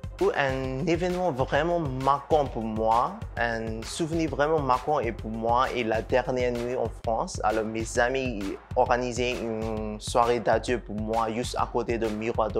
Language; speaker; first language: French; non-native, fluent; Burmese